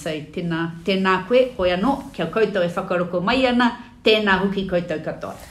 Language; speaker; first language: Māori; non-native, local second language; English